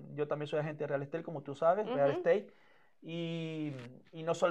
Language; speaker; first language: Spanish; native; Spanish